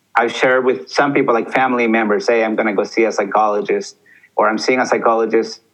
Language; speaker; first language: English; early bilingual, other home language; Spanish